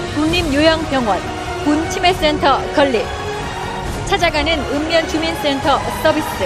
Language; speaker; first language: Korean; native; Korean